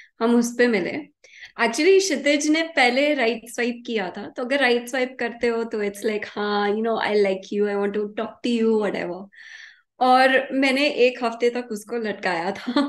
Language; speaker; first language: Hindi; early bilingual, heritage; Hindi